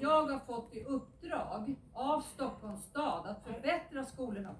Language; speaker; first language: Swedish; native; Swedish